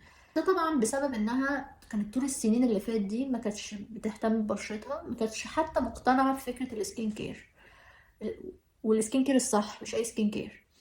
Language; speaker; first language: Arabic; native; Arabic